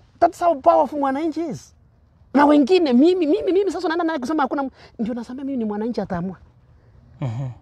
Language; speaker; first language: Swahili; non-native, local second language; Gusii